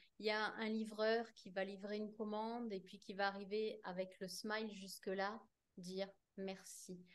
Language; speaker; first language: French; native; French